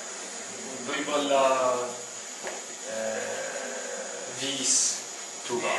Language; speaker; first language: Estonian; non-native, learner; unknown